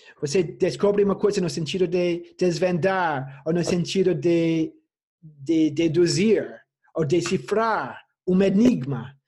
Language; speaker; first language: Portuguese; non-native, fluent; English